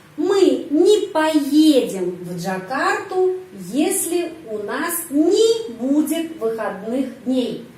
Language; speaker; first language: Russian; non-native, fluent; Indonesian